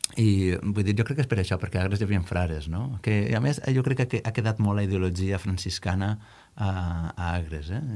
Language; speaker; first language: Catalan; native; Catalan